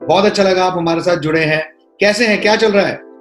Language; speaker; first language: Hindi; native; Hindi